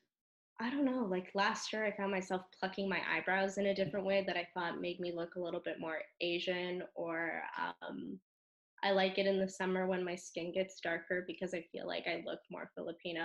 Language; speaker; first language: English; native; English